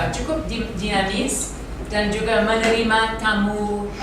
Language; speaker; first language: Indonesian; non-native, fluent; English